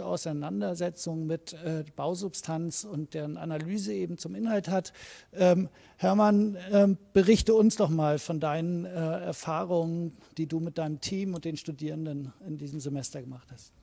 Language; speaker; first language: German; native; German